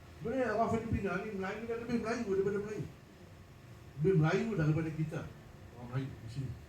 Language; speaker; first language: Malay; native; Malay